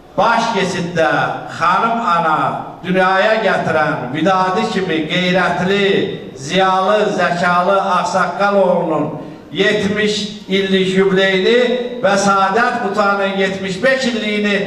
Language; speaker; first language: Azerbaijani; native; Azerbaijani